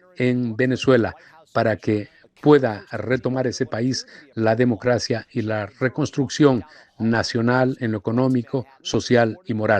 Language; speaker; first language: Spanish; native; Spanish